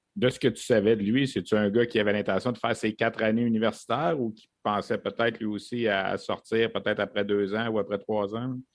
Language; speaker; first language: French; native; French